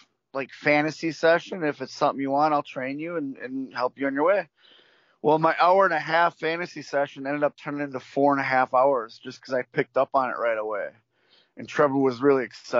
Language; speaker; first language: English; native; English